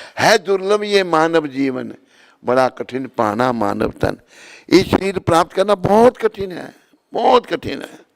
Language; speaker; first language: Hindi; non-native, local second language; Punjabi